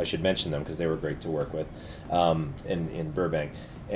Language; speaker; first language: English; native; English